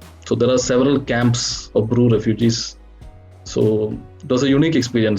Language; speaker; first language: English; non-native, local second language; Malayalam